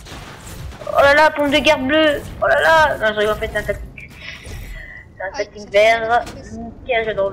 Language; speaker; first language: French; native; French